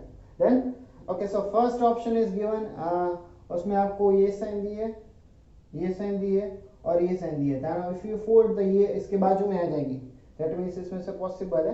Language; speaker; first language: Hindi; non-native, local second language; Gujarati